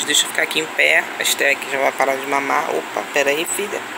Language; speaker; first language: Portuguese; native; Portuguese